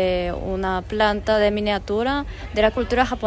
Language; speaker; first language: Spanish; non-native, fluent; Japanese